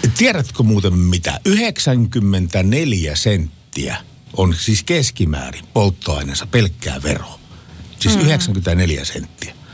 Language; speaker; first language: Finnish; native; Finnish